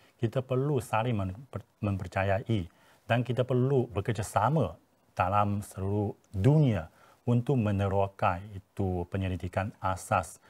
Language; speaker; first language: Malay; non-native, fluent; Chinese